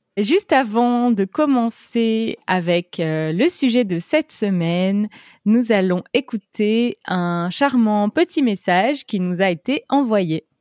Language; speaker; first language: French; native; French